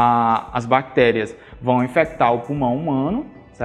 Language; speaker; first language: Portuguese; native; Portuguese